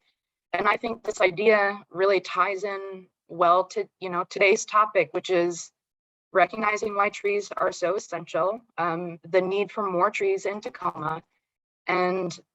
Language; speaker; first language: English; native; English